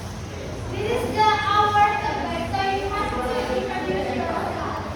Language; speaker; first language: English; non-native, learner; Indonesian